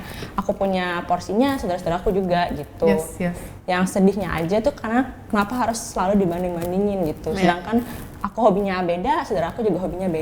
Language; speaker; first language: Indonesian; native; Indonesian